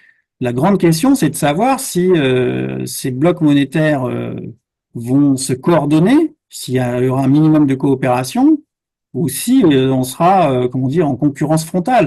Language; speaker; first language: French; native; French